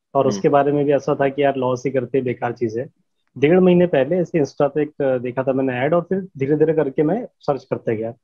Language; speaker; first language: Hindi; native; Hindi